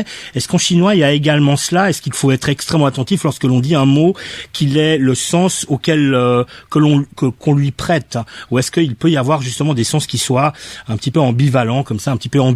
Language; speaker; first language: French; native; French